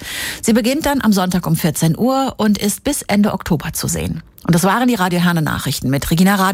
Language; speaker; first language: German; native; German